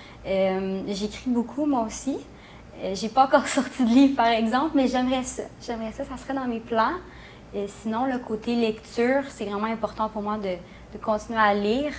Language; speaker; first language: French; native; French